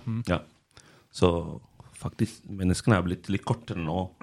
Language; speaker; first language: Norwegian; non-native, fluent; Spanish